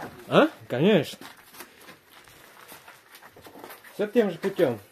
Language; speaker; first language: Russian; native; Russian